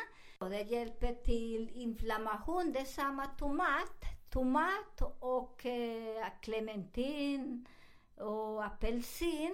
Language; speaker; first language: Swedish; non-native, fluent; Spanish